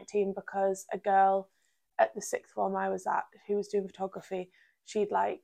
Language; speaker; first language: English; native; English